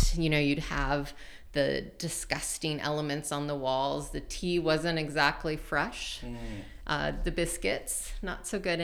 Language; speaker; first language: English; native; English